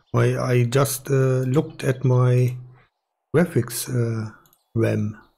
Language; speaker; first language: English; non-native, fluent; German